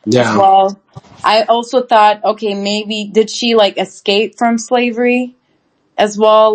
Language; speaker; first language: English; non-native, fluent; Turkish